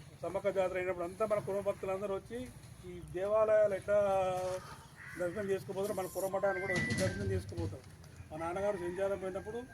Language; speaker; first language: Telugu; native; Telugu